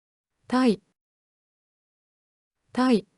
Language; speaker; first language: Japanese; native; Japanese